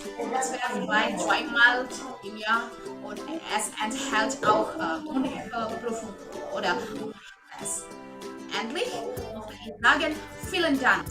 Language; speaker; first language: German; non-native, learner; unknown